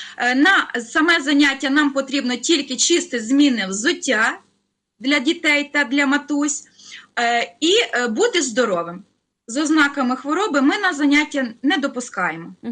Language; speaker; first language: Ukrainian; native; Ukrainian